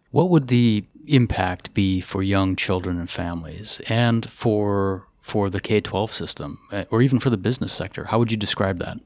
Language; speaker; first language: English; native; English